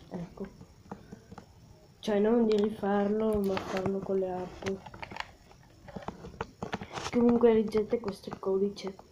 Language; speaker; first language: Italian; native; Italian